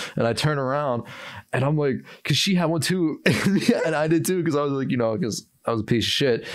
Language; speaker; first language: English; native; English